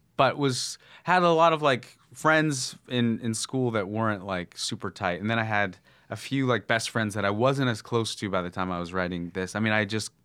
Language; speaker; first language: English; native; English